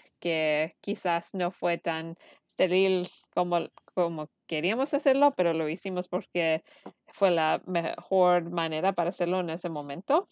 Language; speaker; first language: Spanish; early bilingual, heritage; Spanish